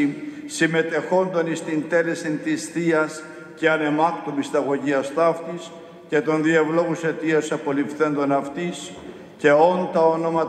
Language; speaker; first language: Greek; native; Greek